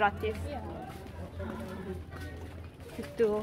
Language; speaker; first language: Indonesian; non-native, learner; Korean